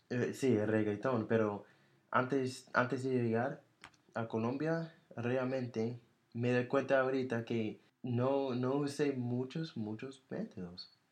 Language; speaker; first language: Spanish; non-native, fluent; English